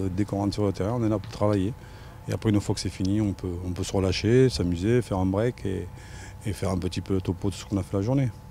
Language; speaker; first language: French; native; French